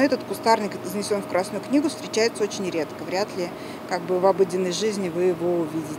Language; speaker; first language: Russian; native; Russian